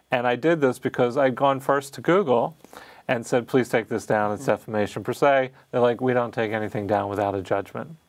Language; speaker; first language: English; native; English